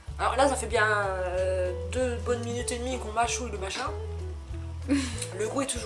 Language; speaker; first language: French; native; French